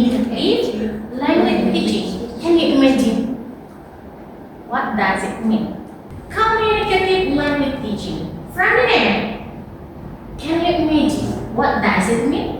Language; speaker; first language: English; non-native, fluent; Indonesian